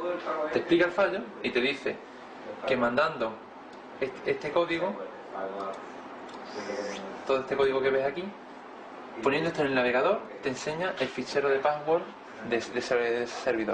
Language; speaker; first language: Spanish; native; Spanish